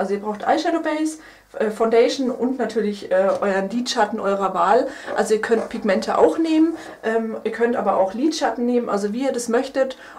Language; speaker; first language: German; native; German